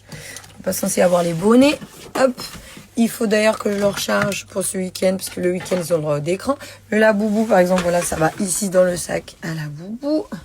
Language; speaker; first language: French; native; French